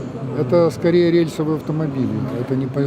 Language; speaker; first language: Russian; native; Russian